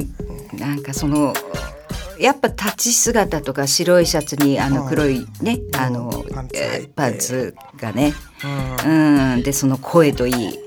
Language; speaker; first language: Japanese; native; Japanese